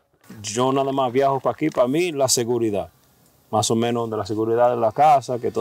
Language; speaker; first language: Spanish; early bilingual, heritage; Spanish